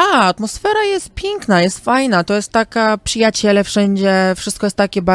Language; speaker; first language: Polish; early bilingual, heritage; Polish